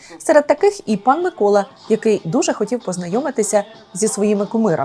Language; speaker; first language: Ukrainian; native; Ukrainian